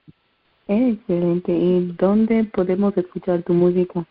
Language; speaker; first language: Spanish; non-native, learner; English